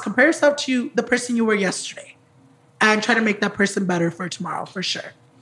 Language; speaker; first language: English; early bilingual, other home language; Spanish